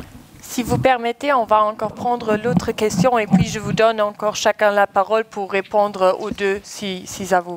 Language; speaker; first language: French; non-native, local second language; Luxembourgish